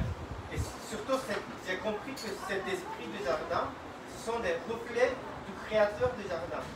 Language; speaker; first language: French; non-native, fluent; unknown